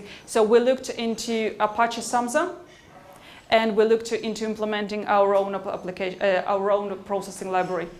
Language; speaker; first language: English; non-native, fluent; Hebrew